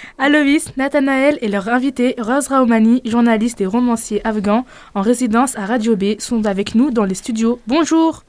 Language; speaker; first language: French; native; French